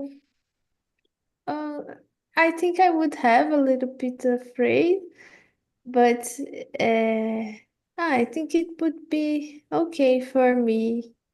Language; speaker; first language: English; non-native, fluent; Portuguese